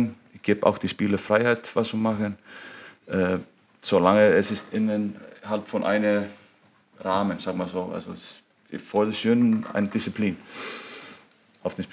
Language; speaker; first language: German; non-native, fluent; Icelandic